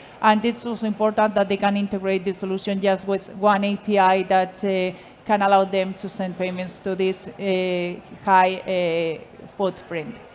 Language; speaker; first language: English; non-native, fluent; Spanish